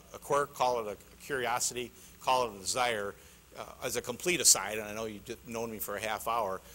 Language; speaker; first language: English; native; English